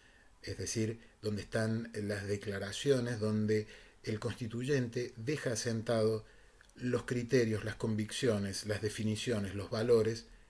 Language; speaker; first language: Spanish; native; Spanish